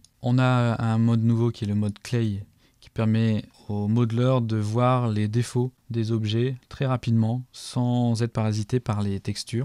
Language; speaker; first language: French; native; French